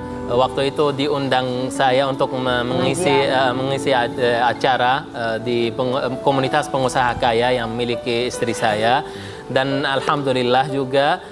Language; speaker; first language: Indonesian; non-native, fluent; Arabic